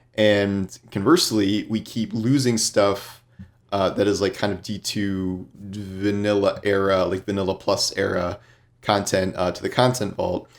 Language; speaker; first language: English; native; English